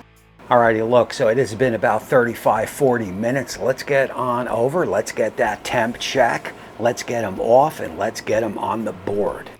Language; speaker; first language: English; native; English